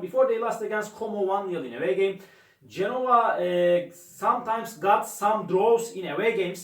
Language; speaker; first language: English; non-native, learner; Turkish